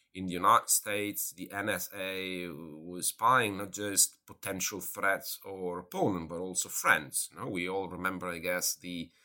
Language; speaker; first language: English; non-native, fluent; Italian